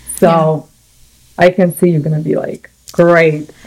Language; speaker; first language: English; non-native, fluent; Russian